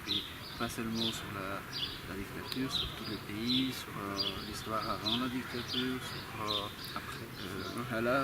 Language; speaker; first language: French; native; French